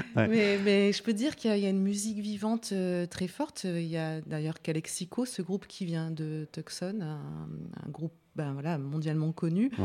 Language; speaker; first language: French; native; French